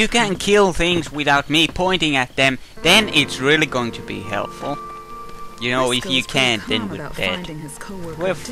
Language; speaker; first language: English; native; English